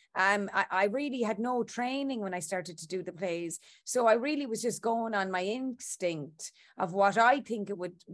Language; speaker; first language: English; native; English